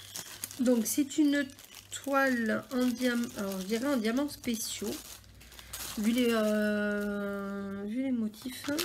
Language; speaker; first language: French; native; French